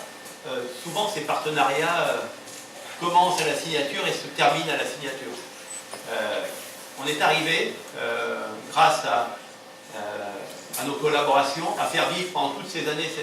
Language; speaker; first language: French; native; French